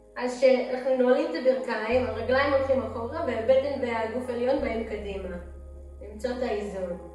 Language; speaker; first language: Hebrew; early bilingual, heritage; English